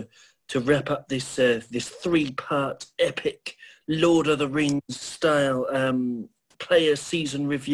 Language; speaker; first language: English; native; English